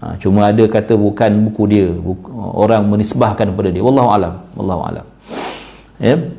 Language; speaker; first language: Malay; native; Malay